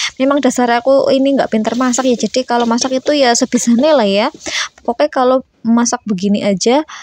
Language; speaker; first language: Indonesian; native; Indonesian